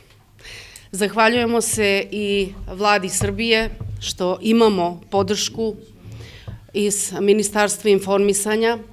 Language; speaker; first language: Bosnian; early bilingual, heritage; Serbian